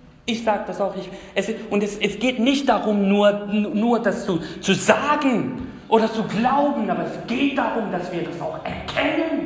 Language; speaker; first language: German; non-native, fluent; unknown